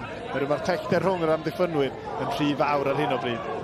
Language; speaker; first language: Welsh; native; Welsh